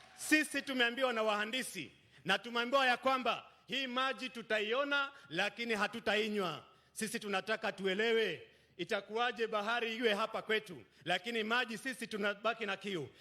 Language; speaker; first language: Swahili; native; Swahili